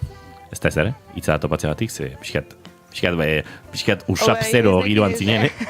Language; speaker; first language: Basque; native; Basque